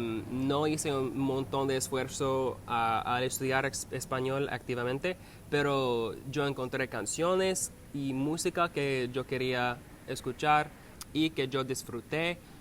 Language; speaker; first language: Spanish; non-native, learner; English